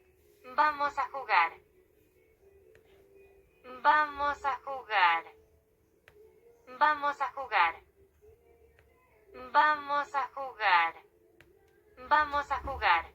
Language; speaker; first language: Spanish; non-native, learner; Haitian Creole